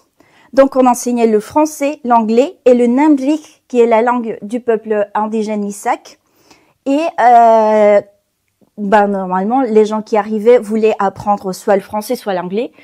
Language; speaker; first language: French; non-native, fluent; Spanish